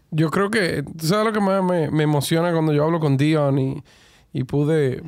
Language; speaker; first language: Spanish; native; Spanish